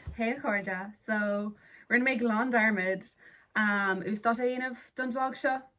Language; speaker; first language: Irish; non-native, local second language; English